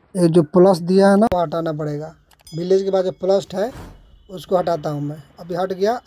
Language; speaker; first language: Hindi; native; Hindi